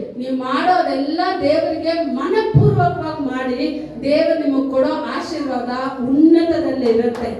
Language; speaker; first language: Kannada; non-native, local second language; Tamil